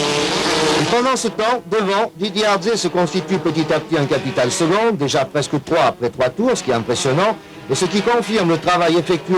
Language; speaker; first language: French; native; French